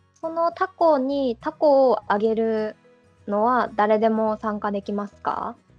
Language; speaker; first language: Japanese; native; Japanese